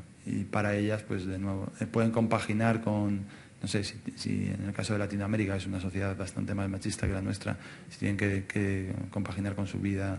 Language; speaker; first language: Spanish; native; Spanish